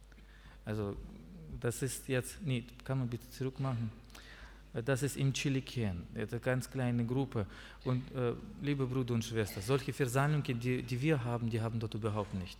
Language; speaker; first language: German; non-native, learner; Russian